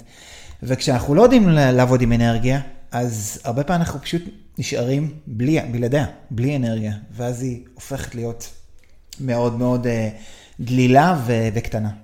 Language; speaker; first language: Hebrew; native; Hebrew